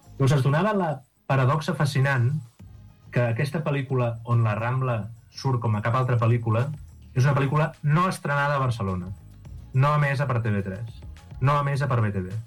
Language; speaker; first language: Catalan; native; Catalan